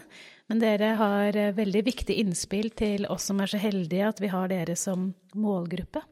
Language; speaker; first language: Norwegian; native; Norwegian